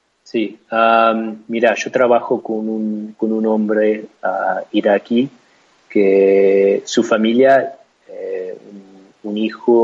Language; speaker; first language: Spanish; non-native, fluent; English